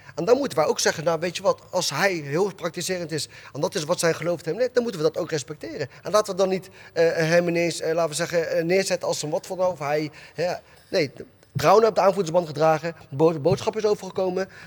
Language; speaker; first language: Dutch; early bilingual, other home language; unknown